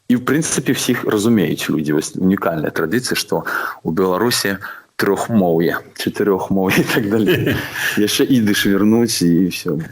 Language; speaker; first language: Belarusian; non-native, local second language; Russian